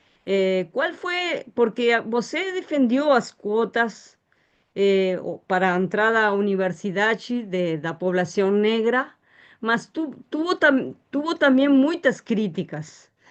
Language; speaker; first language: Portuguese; non-native, learner; Spanish